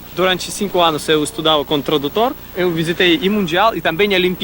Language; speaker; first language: Portuguese; non-native, learner; Russian